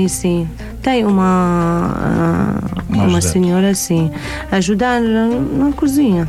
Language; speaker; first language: Portuguese; non-native, learner; Arabic